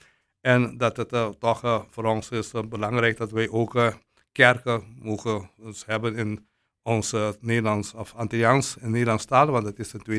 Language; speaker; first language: Dutch; non-native, local second language; Papiamento